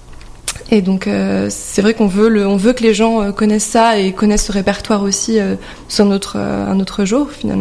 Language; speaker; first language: French; native; French